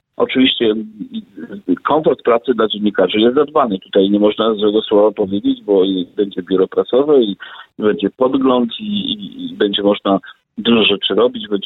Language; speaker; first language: Polish; native; Polish